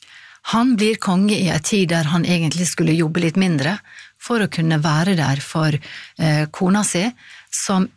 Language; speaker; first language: Norwegian; native; Norwegian